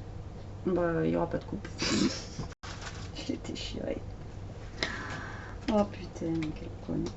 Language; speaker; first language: French; native; French